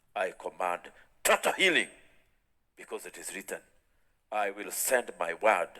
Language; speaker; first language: English; non-native, local second language; Swahili